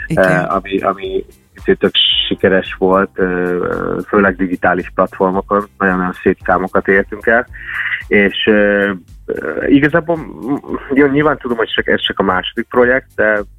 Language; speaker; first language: Hungarian; non-native, fluent; English